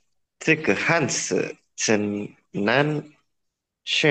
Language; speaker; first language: Chinese; non-native, learner; Indonesian